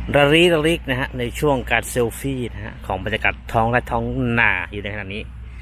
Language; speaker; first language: Thai; native; Thai